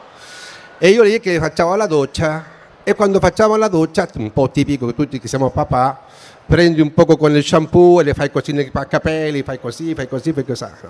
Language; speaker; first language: Italian; non-native, fluent; Spanish